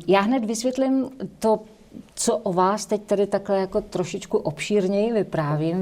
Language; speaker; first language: Czech; native; Czech